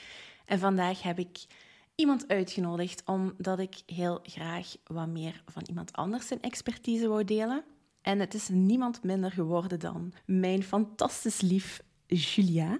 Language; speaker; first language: Dutch; native; Dutch